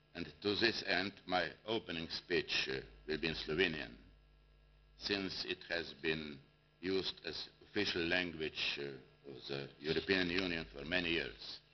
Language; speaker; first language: English; non-native, fluent; Slovenian